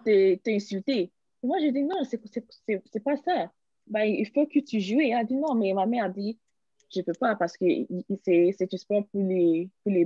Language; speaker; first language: French; non-native, learner; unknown